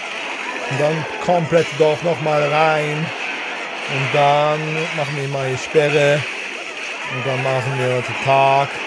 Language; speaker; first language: German; non-native, learner; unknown